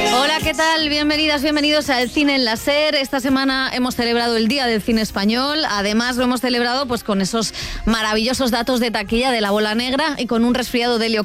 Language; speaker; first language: Spanish; native; Spanish